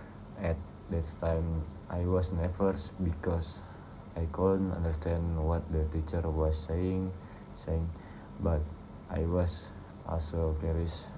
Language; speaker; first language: English; non-native, learner; Indonesian